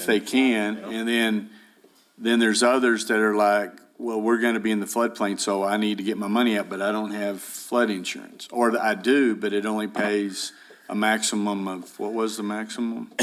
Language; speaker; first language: English; native; English